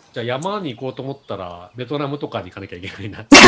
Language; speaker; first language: Japanese; native; Japanese